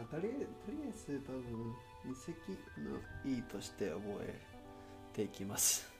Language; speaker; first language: Japanese; non-native, learner; Spanish